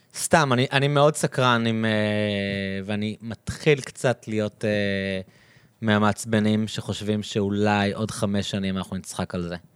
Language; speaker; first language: Hebrew; native; Hebrew